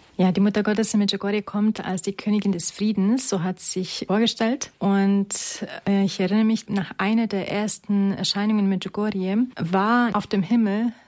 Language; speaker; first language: German; non-native, fluent; Romanian